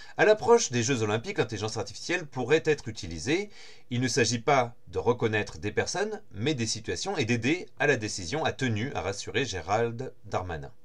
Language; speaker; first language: French; native; French